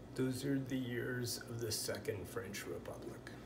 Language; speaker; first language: English; native; English